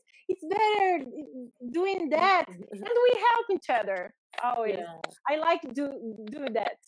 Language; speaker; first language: English; non-native, learner; Portuguese